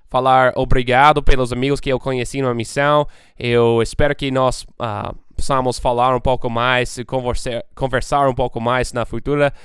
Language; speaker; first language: Portuguese; non-native, fluent; English